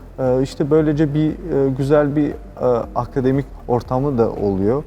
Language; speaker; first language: Turkish; non-native, fluent; Albanian